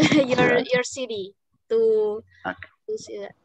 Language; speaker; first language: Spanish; non-native, learner; Indonesian